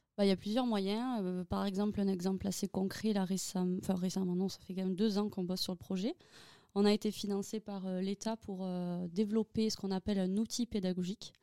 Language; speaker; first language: French; native; French